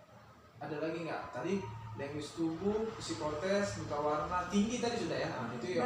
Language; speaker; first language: Indonesian; native; Indonesian